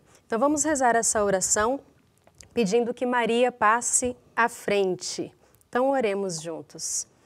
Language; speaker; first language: Portuguese; native; Portuguese